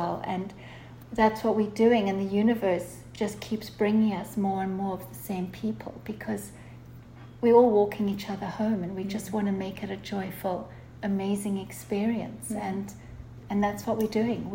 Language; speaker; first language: English; native; English